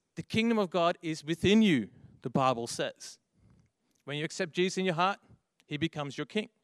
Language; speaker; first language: English; non-native, fluent; Dutch